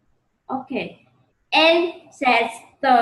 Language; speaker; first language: English; non-native, learner; Vietnamese